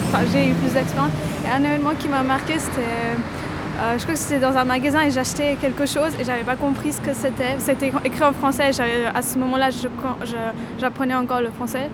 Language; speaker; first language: French; early bilingual, other home language; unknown